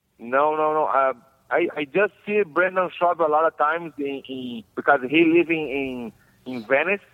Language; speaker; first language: English; non-native, learner; Portuguese